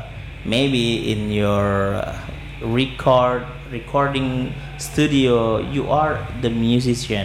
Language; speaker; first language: English; non-native, learner; Indonesian